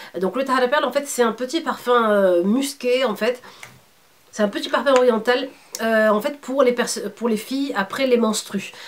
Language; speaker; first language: French; early bilingual, other home language; Arabic